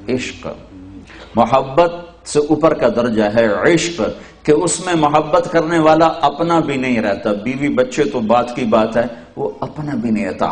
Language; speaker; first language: Urdu; non-native, local second language; Saraiki